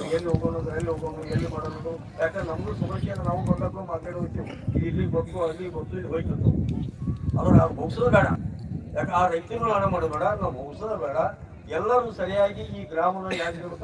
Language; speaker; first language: Kannada; native; Kannada